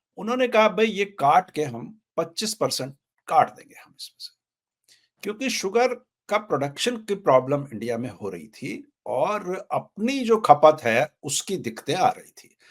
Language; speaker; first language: Hindi; native; Hindi